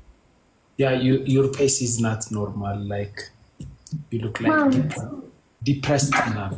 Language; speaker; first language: English; non-native, learner; Amharic